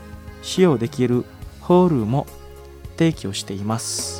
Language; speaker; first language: Japanese; non-native, fluent; Indonesian